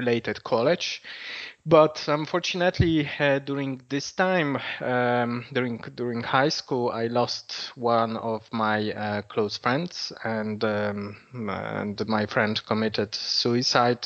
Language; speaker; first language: English; non-native, fluent; Polish